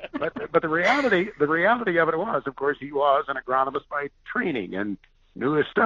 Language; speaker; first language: English; native; English